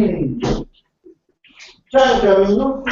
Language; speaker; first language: Italian; non-native, learner; English